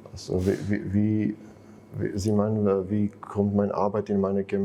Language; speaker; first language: German; non-native, fluent; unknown